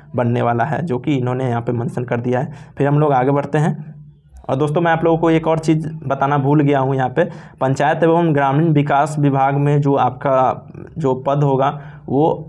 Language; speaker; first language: Hindi; native; Hindi